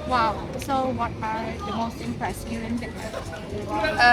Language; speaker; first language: English; non-native, learner; Vietnamese